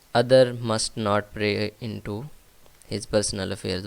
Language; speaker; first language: English; non-native, local second language; Punjabi